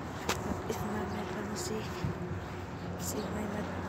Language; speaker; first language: English; non-native, learner; Filipino